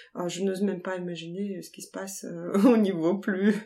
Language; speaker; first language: French; non-native, fluent; Ukrainian